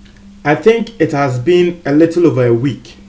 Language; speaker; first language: English; non-native, local second language; Akan